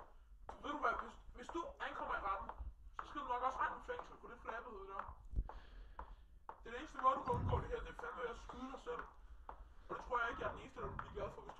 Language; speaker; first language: Danish; native; Danish